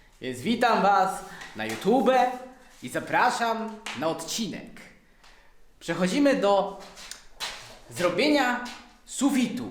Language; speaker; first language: Polish; native; Polish